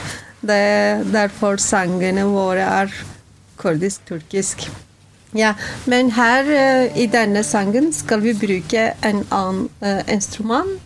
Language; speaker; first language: Norwegian; non-native, learner; Kurdish